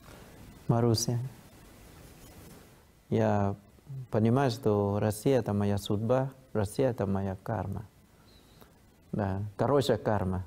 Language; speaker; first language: Russian; non-native, fluent; Thai